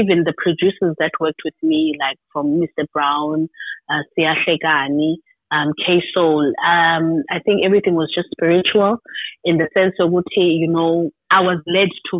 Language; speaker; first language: English; non-native, local second language; Xhosa